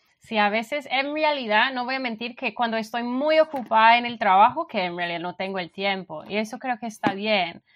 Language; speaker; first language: Spanish; non-native, fluent; English